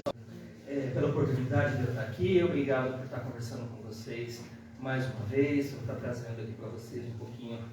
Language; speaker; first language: Portuguese; native; Portuguese